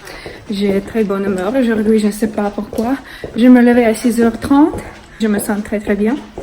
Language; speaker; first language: French; non-native, learner; Russian